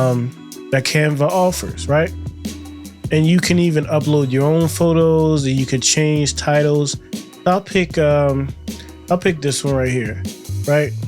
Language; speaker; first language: English; native; English